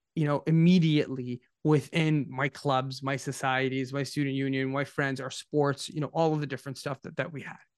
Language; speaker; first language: English; native; English